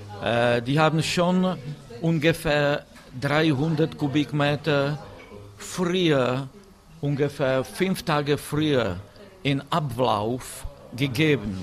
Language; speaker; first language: German; non-native, fluent; Czech